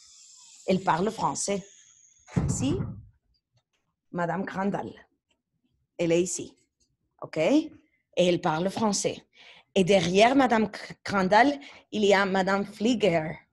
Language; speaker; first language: French; non-native, fluent; Spanish